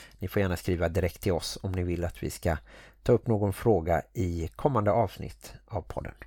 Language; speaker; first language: Swedish; native; Swedish